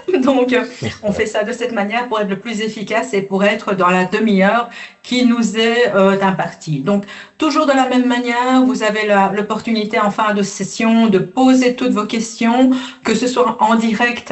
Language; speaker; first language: French; native; French